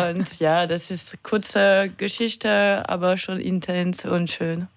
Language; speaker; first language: German; non-native, learner; French